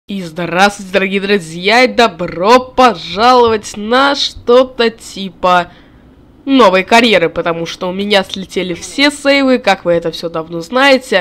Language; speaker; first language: Russian; native; Russian